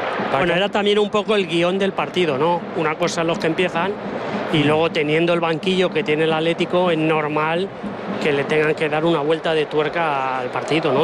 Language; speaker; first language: Spanish; native; Spanish